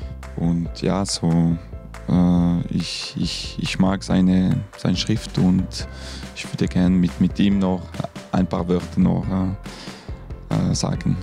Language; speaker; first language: German; non-native, local second language; French